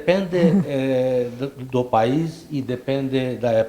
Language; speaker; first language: Portuguese; non-native, fluent; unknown